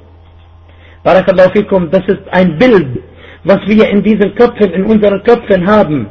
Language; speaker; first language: German; non-native, fluent; Arabic